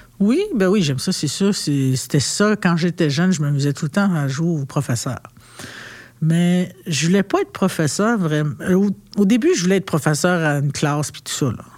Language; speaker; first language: French; non-native, local second language; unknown